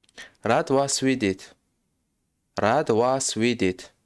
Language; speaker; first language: Russian; non-native, local second language; Tajik